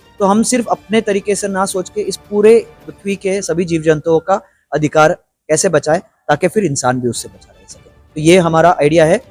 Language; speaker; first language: Hindi; non-native, local second language; Marathi